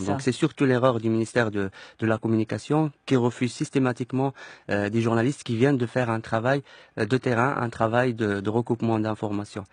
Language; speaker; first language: French; non-native, local second language; Arabic